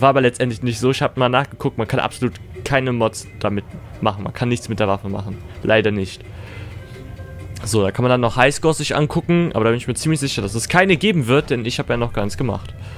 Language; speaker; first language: German; native; German